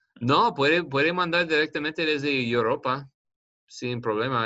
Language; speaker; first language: Spanish; non-native, learner; English